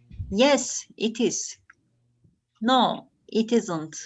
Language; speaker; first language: English; non-native, learner; Turkish